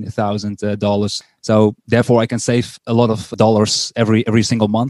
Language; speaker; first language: English; non-native, fluent; Dutch